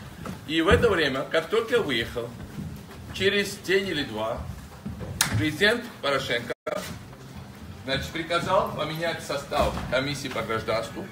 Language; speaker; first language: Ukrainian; non-native, learner; Georgian